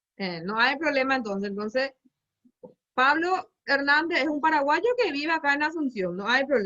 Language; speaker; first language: Spanish; native; Spanish